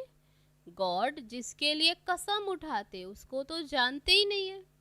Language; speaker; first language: Hindi; native; Hindi